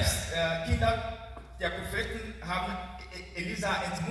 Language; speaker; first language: German; non-native, learner; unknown